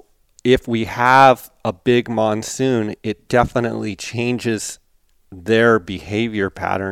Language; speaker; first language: English; native; English